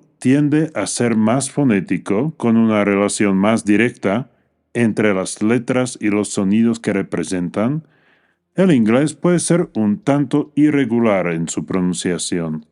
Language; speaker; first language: Spanish; non-native, fluent; English